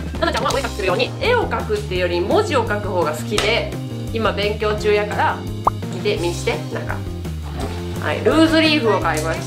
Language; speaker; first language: Japanese; native; Japanese